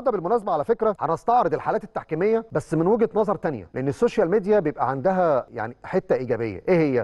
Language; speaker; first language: Arabic; native; Arabic